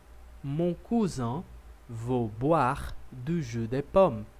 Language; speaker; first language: French; non-native, learner; Portuguese